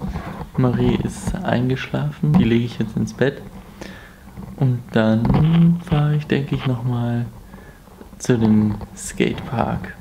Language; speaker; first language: German; native; German